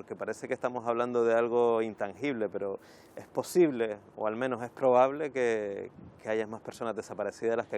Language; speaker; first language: Spanish; native; Spanish